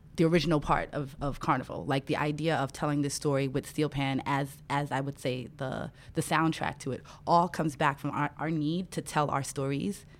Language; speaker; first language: English; native; English